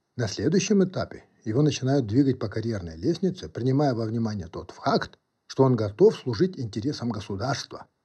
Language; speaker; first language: Russian; non-native, local second language; Kazakh